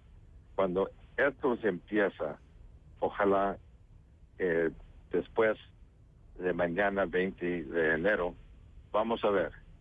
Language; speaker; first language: Spanish; early bilingual, heritage; Spanish